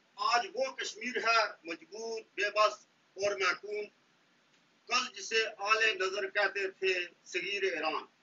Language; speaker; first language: Urdu; non-native, local second language; Pahari-Potwari